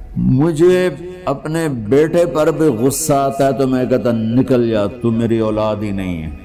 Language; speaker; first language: Urdu; non-native, local second language; Punjabi